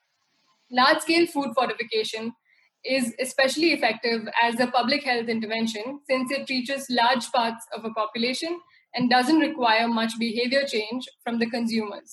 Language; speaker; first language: English; non-native, local second language; Hindi